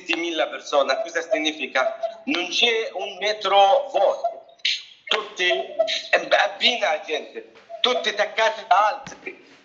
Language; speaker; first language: Italian; non-native, learner; Arabic